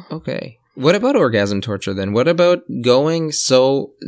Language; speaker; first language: English; non-native, fluent; French